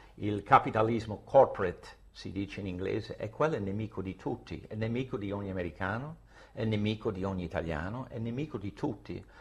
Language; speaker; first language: Italian; non-native, fluent; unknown